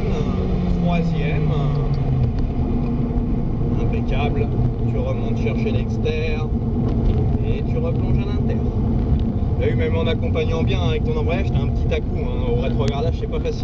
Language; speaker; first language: French; native; French